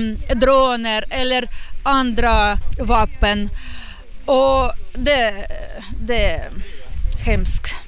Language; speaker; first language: Swedish; non-native, learner; Ukrainian